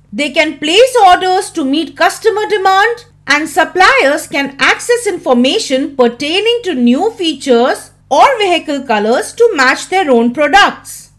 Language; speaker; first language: English; non-native, local second language; Hindi